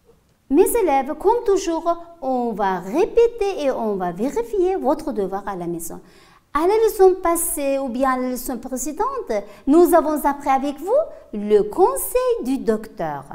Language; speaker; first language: French; non-native, fluent; Uzbek